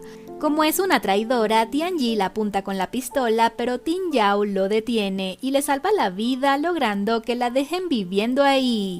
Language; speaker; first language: Spanish; native; Spanish